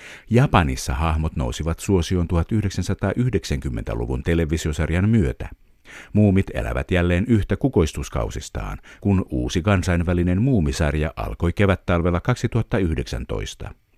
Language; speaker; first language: Finnish; native; Finnish